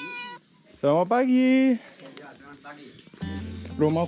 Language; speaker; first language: Indonesian; non-native, learner; Danish